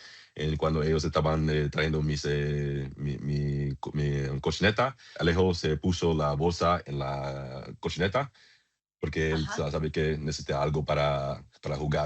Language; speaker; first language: Spanish; non-native, learner; English